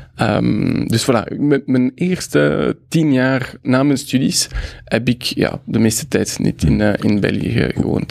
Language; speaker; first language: Dutch; non-native, local second language; French